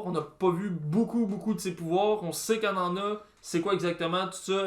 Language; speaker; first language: French; native; French